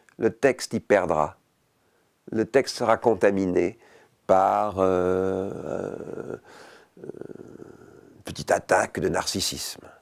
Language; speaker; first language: French; native; French